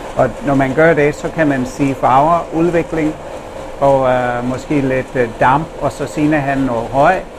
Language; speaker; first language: Danish; non-native, fluent; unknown